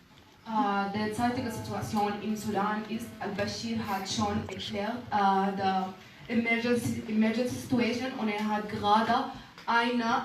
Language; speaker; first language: German; non-native, learner; Arabic